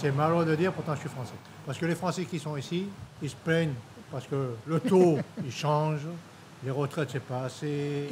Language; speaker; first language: French; native; French